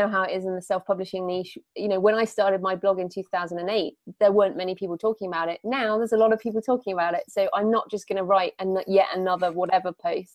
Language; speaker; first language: English; native; English